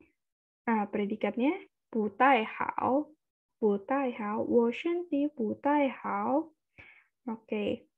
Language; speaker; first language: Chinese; non-native, fluent; Indonesian